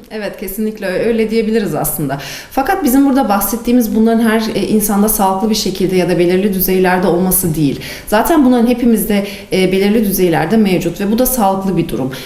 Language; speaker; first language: Turkish; native; Turkish